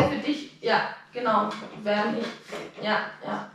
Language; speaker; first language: German; native; German